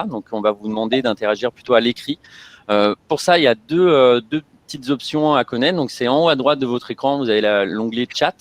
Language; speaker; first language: French; native; French